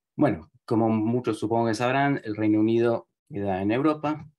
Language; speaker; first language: Spanish; native; Spanish